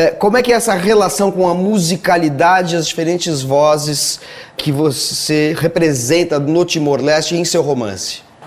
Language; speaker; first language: Portuguese; native; Portuguese